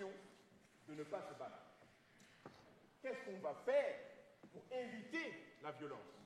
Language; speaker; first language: French; native; French